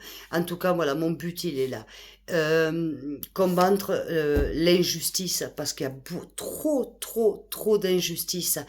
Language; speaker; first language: French; native; French